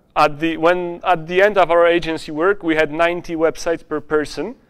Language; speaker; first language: English; non-native, fluent; Polish